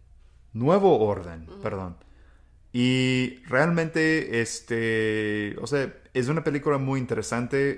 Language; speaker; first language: Spanish; non-native, fluent; English